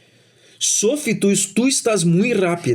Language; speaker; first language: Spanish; non-native, fluent; Portuguese